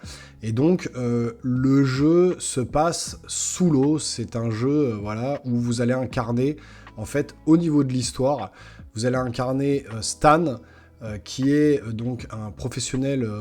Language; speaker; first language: French; native; French